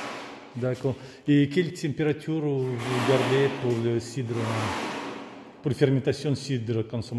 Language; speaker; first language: French; non-native, learner; Russian